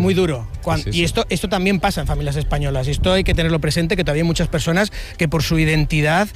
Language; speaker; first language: Spanish; native; Spanish